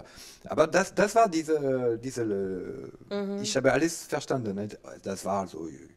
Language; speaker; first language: German; non-native, learner; French